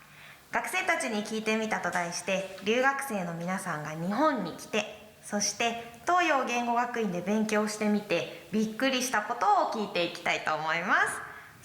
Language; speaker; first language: Japanese; native; Japanese